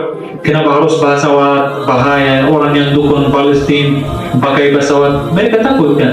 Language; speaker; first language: Indonesian; non-native, fluent; Arabic